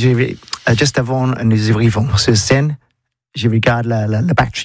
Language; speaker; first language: French; non-native, learner; English